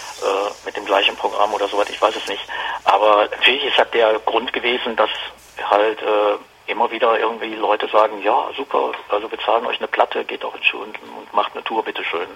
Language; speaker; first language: German; native; German